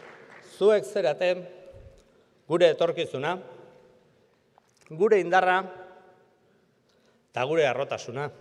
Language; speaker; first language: Basque; native; Basque